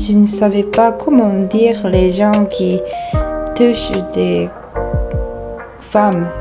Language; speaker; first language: French; non-native, learner; Japanese